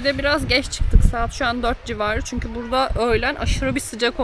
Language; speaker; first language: Turkish; native; Turkish